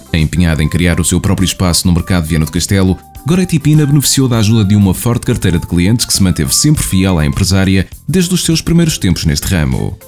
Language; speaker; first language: Portuguese; native; Portuguese